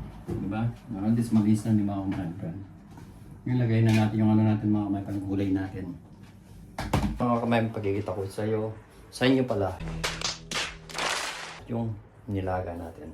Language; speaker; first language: Filipino; native; Filipino